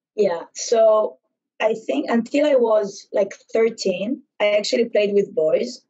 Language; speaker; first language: English; non-native, fluent; Hebrew